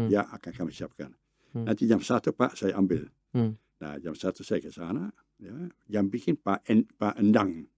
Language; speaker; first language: Indonesian; non-native, fluent; Dutch